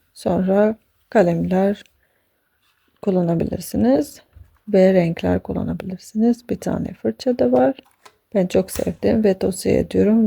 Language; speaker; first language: Turkish; non-native, fluent; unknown